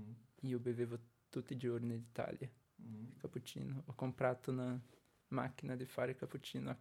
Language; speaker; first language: Italian; non-native, learner; Portuguese